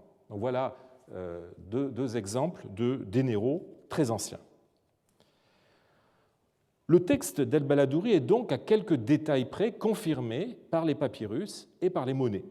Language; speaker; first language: French; native; French